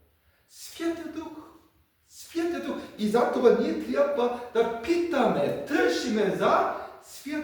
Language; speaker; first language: Bulgarian; non-native, learner; Korean